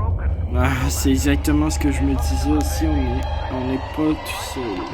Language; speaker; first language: French; native; French